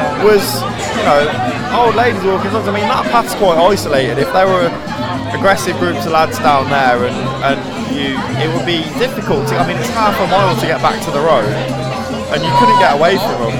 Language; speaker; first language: English; native; English